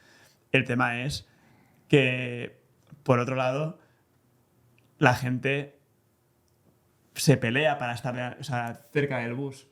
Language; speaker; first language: Spanish; native; Spanish